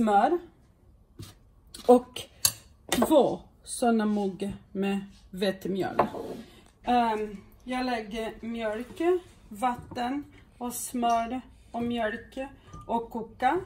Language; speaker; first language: Swedish; non-native, fluent; Portuguese